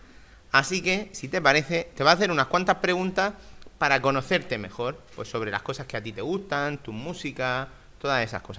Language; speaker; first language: Spanish; native; Spanish